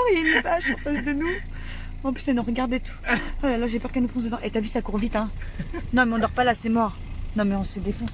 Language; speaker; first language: French; native; French